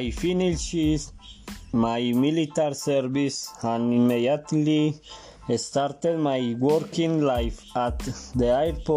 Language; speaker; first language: English; non-native, learner; Spanish